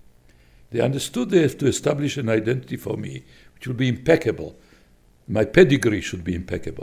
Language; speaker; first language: English; non-native, fluent; Slovak